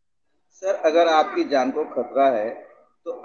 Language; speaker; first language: Hindi; native; Hindi